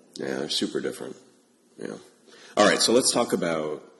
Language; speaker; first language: English; native; English